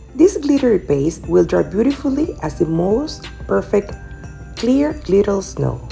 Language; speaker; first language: English; non-native, fluent; Spanish